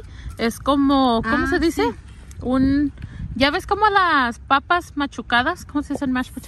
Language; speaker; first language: Spanish; early bilingual, heritage; Spanish